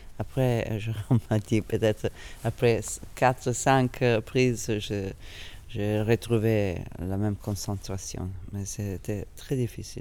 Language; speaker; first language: French; non-native, fluent; Italian